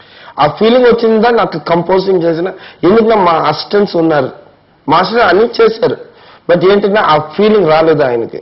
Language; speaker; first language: Telugu; non-native, learner; Tamil